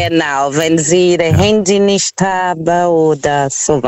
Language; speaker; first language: German; non-native, learner; Portuguese